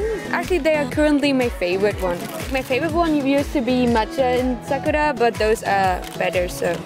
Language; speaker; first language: English; non-native, fluent; German